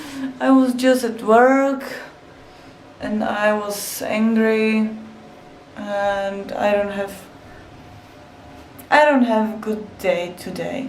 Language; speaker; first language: English; non-native, learner; Czech